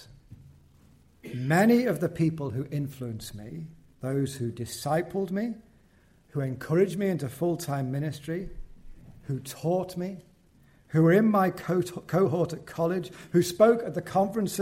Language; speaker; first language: English; native; English